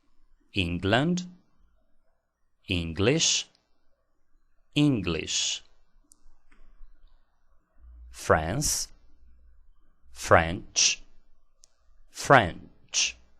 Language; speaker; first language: English; non-native, fluent; Portuguese